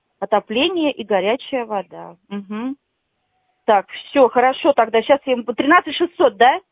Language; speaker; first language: Russian; native; Russian